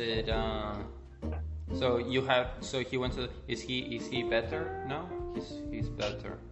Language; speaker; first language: English; non-native, fluent; Spanish